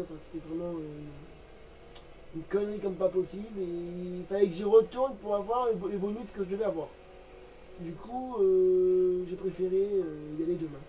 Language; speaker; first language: French; native; French